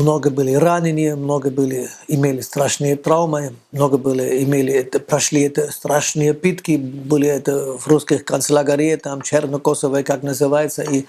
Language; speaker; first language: Russian; non-native, fluent; German